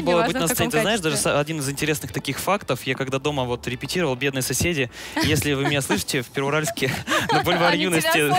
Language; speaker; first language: Russian; native; Russian